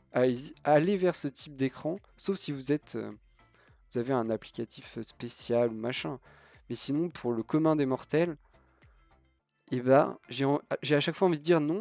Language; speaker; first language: French; native; French